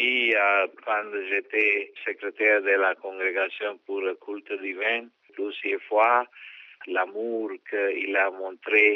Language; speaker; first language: French; non-native, fluent; Sinhala